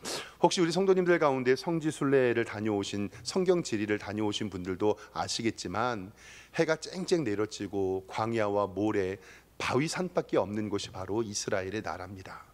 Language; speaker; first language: Korean; native; Korean